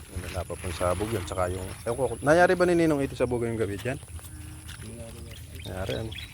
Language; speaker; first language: Filipino; native; Filipino